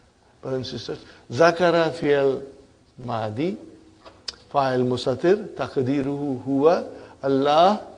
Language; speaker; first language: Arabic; non-native, fluent; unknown